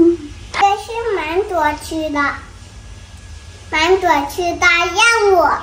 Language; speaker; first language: Vietnamese; early bilingual, heritage; Chinese